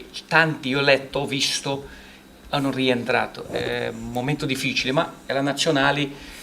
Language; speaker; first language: Italian; non-native, fluent; Portuguese